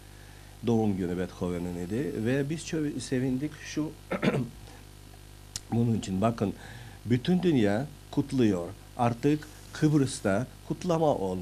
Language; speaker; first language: Turkish; non-native, fluent; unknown